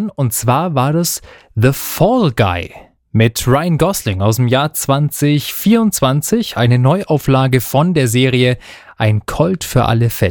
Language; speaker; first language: German; native; German